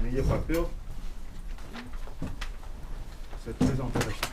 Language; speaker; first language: French; non-native, learner; Russian